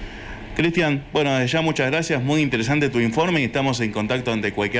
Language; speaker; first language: Spanish; native; Spanish